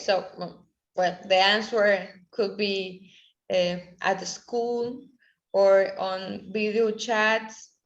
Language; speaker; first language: English; non-native, learner; Spanish